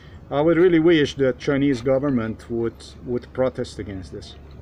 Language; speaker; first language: English; non-native, fluent; Slovenian